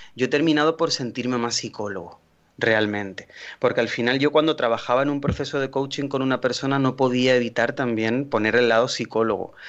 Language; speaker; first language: Spanish; native; Spanish